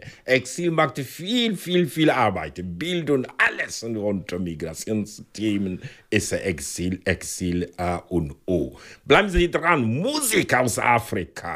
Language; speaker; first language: German; non-native, fluent; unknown